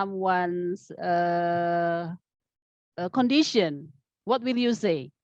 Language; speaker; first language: English; non-native, fluent; Indonesian